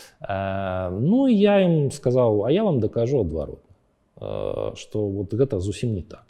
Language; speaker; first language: Belarusian; native; Belarusian